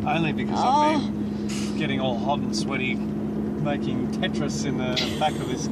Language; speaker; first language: English; native; English